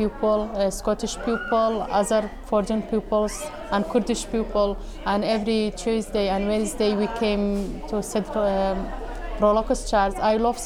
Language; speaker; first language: English; non-native, learner; Arabic